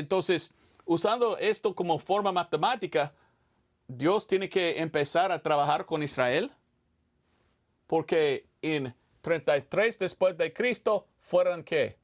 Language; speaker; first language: Spanish; non-native, fluent; English